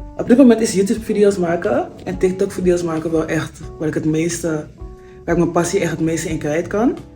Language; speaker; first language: Dutch; native; Dutch